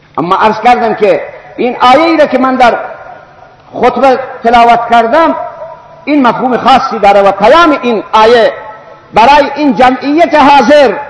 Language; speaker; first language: Persian; non-native, local second language; Baluchi